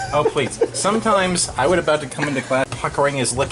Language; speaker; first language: English; native; English